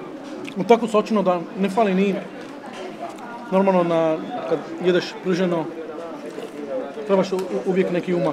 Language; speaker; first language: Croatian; non-native, learner; Italian